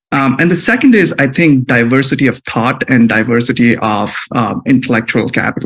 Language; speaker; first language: English; non-native, local second language; Hindi